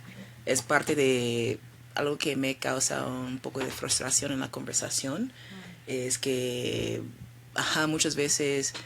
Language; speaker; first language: Spanish; early bilingual, heritage; Spanish